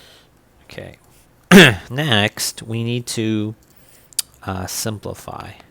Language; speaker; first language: English; native; English